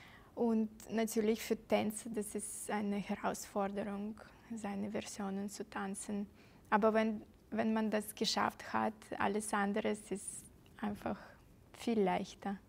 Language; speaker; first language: German; non-native, fluent; Russian